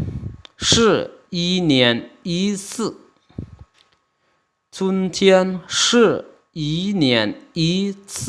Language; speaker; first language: Chinese; non-native, fluent; Lao